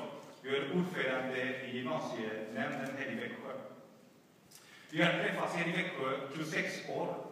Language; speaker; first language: Swedish; non-native, fluent; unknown